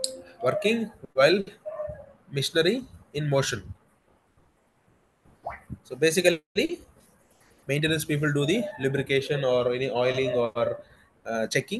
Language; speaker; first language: English; non-native, local second language; Telugu